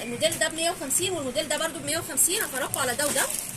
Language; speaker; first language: Arabic; native; Arabic